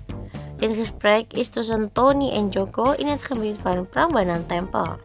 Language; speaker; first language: Dutch; non-native, learner; Indonesian